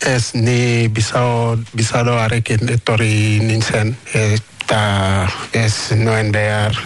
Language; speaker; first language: Basque; non-native, learner; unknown